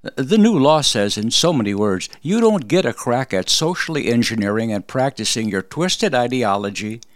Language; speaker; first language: English; early bilingual, other home language; Polish